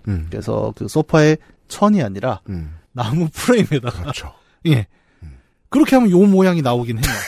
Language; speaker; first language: Korean; native; Korean